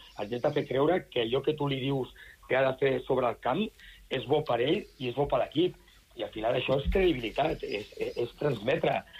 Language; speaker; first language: Catalan; native; Catalan